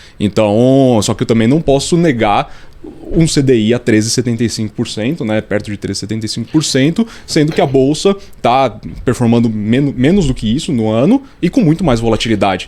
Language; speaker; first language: Portuguese; native; Portuguese